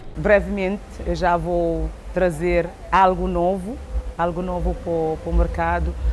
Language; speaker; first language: Portuguese; non-native, local second language; Upper Guinea Crioulo